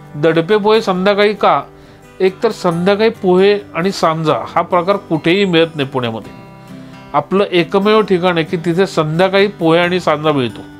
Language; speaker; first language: Marathi; native; Marathi